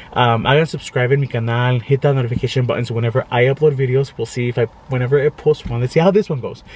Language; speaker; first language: English; native; English